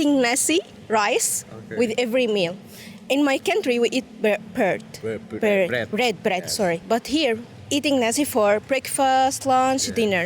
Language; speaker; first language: English; non-native, fluent; Arabic